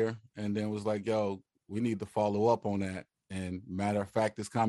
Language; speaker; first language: English; native; English